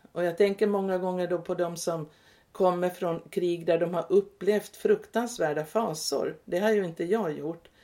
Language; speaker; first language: Swedish; native; Swedish